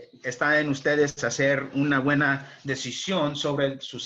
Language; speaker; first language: Spanish; early bilingual, heritage; English